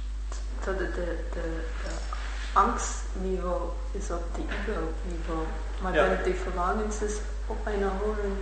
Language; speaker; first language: Dutch; non-native, learner; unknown